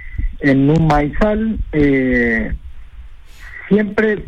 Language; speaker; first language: Spanish; native; Spanish